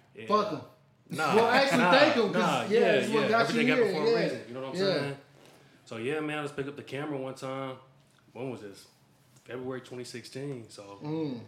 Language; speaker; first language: English; native; English